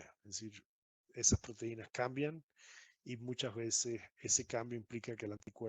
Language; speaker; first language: Spanish; native; Spanish